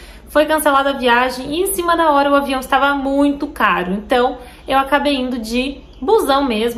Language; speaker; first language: Portuguese; native; Portuguese